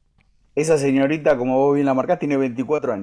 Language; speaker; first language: Spanish; native; Spanish